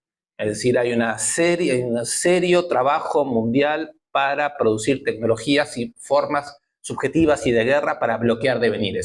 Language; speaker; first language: Spanish; native; Spanish